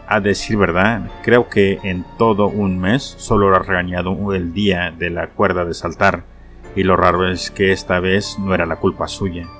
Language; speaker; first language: Spanish; native; Spanish